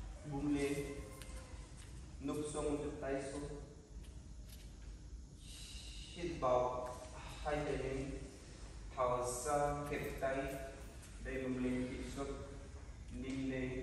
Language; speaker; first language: Vietnamese; non-native, learner; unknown